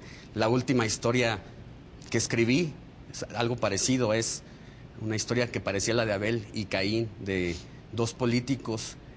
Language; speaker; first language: Spanish; native; Spanish